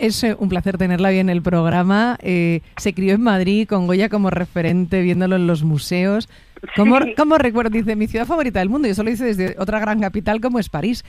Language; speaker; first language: Spanish; native; Spanish